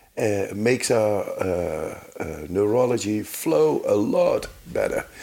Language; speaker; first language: English; non-native, fluent; Dutch